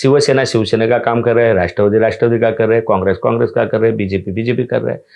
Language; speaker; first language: Hindi; non-native, local second language; Marathi